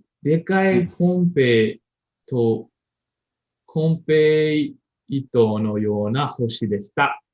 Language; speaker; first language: Japanese; non-native, learner; English